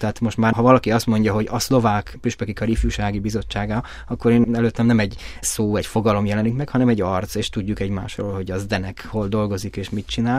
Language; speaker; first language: Hungarian; native; Hungarian